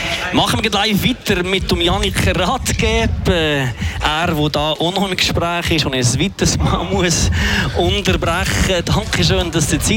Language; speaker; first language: German; native; German